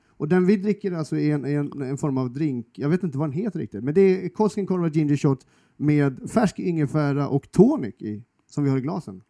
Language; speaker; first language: Swedish; native; Swedish